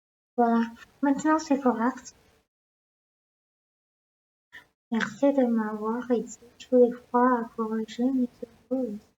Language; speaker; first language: French; non-native, learner; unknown